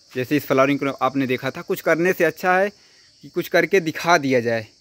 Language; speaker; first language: Hindi; native; Hindi